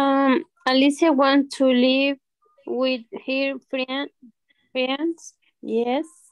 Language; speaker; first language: English; non-native, learner; Spanish